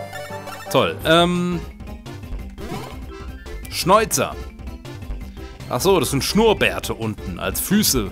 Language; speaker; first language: German; native; German